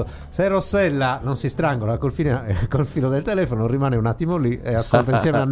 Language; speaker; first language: Italian; native; Italian